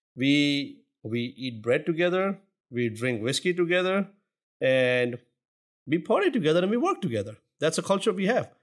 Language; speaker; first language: English; non-native, local second language; Gujarati